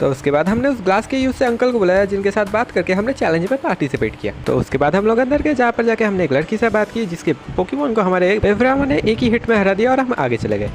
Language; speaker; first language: Hindi; native; Hindi